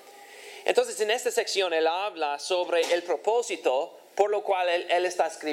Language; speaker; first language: Spanish; non-native, fluent; English